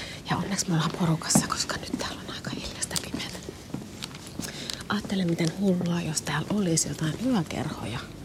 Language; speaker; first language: Finnish; native; Finnish